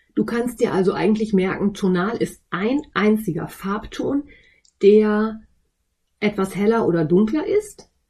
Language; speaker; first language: German; native; German